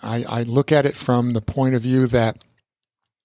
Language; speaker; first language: English; early bilingual, other home language; Italian